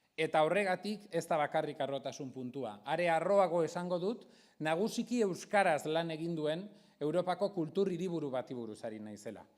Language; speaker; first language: Basque; non-native, local second language; Spanish